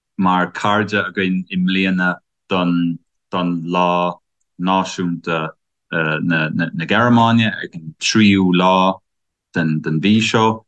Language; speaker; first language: Irish; non-native, learner; German